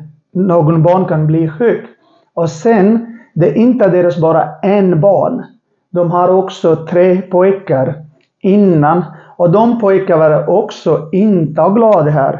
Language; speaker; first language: Swedish; non-native, learner; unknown